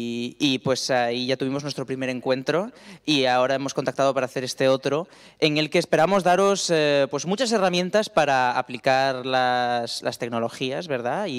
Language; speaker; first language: Spanish; native; Spanish